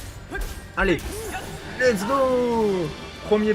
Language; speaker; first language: French; native; French